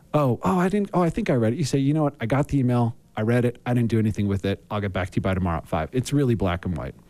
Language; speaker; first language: English; native; English